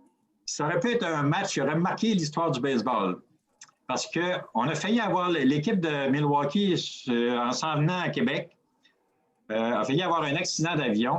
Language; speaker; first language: French; native; French